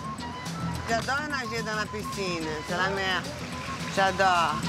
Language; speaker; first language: French; non-native, learner; Portuguese